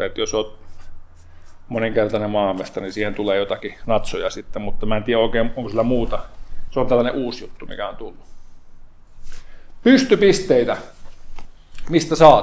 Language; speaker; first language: Finnish; native; Finnish